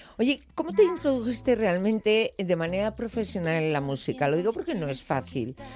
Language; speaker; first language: Spanish; native; Spanish